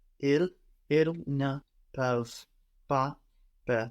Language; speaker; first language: French; non-native, learner; English